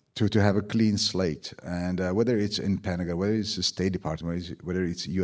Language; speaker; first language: English; non-native, fluent; Slovak